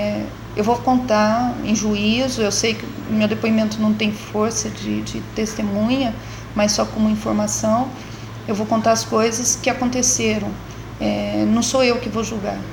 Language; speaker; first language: Portuguese; native; Portuguese